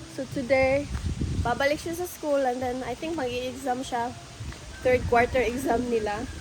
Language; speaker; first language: Filipino; non-native, local second language; Cebuano